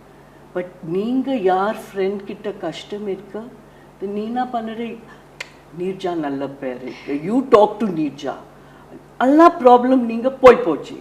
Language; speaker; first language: Tamil; non-native, learner; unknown